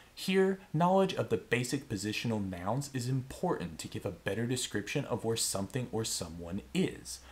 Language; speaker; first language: English; native; English